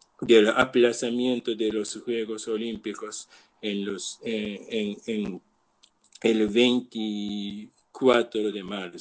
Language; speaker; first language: Spanish; non-native, learner; Japanese